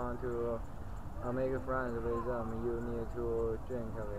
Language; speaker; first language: English; non-native, learner; Chinese